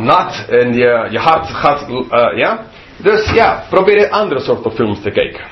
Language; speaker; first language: Dutch; non-native, fluent; English